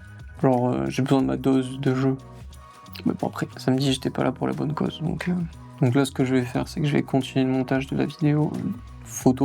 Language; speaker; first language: French; native; French